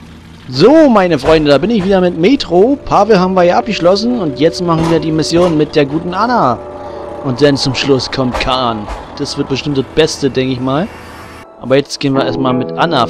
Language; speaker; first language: German; native; German